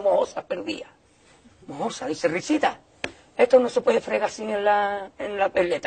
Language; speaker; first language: Spanish; native; Spanish